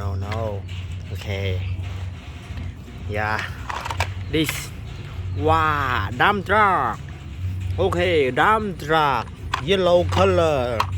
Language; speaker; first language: English; non-native, learner; Indonesian